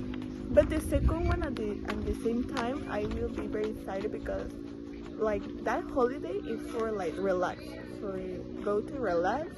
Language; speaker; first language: English; non-native, learner; Spanish